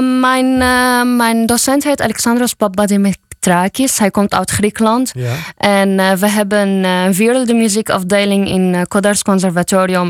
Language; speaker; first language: Dutch; non-native, fluent; Arabic